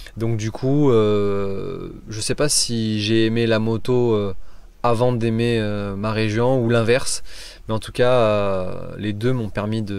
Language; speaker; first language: French; native; French